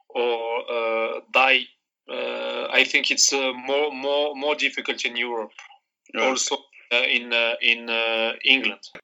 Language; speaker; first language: English; non-native, learner; Arabic